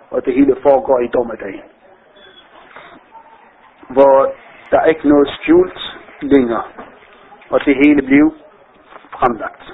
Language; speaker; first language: Danish; non-native, fluent; Arabic